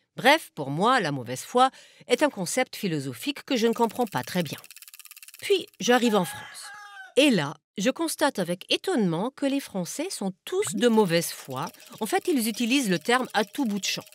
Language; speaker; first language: French; non-native, fluent; German